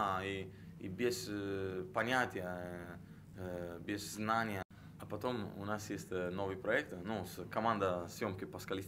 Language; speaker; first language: Russian; non-native, learner; Italian